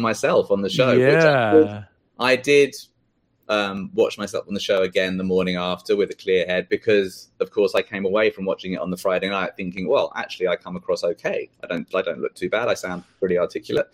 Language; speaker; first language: English; native; English